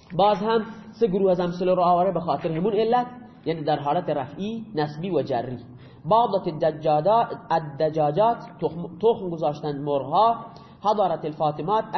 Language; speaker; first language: Persian; non-native, local second language; Baluchi